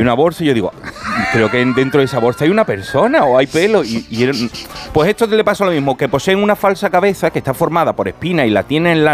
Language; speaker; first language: Spanish; native; Spanish